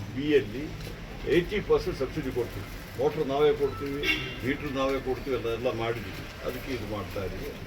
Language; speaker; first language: Kannada; non-native, local second language; Malayalam